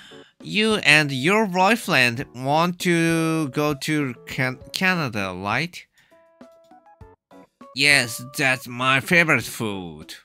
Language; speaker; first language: English; non-native, learner; Japanese